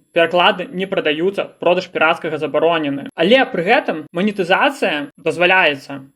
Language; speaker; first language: Belarusian; non-native, local second language; Russian